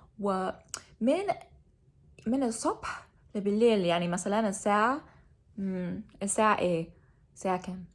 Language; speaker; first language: Egyptian Arabic; non-native, learner; English